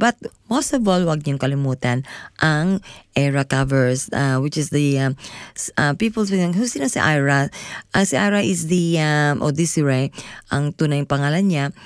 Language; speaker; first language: Filipino; non-native, local second language; Cebuano